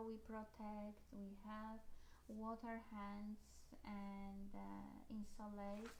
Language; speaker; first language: English; non-native, learner; Polish